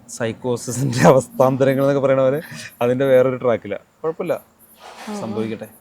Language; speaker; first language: Malayalam; native; Malayalam